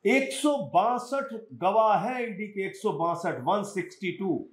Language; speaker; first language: Hindi; native; Hindi